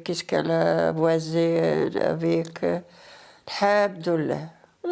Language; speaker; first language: French; non-native, learner; Arabic